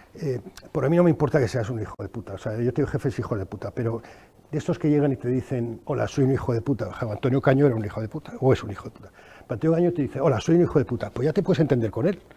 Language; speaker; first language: Spanish; native; Spanish